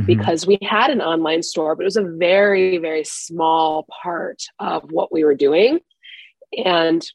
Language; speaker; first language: English; native; English